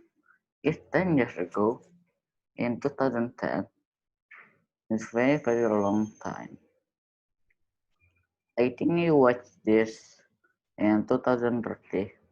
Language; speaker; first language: English; non-native, learner; Indonesian